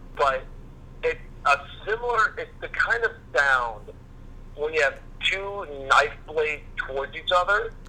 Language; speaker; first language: English; native; English